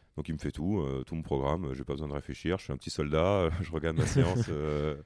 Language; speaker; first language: French; native; French